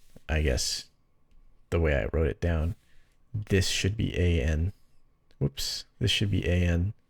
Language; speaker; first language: English; native; English